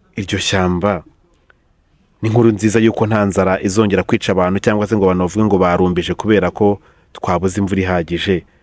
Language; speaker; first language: Kinyarwanda; native; Kinyarwanda